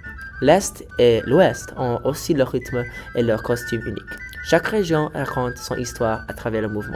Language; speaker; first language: French; native; French